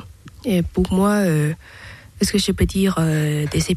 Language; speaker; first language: French; non-native, learner; Thai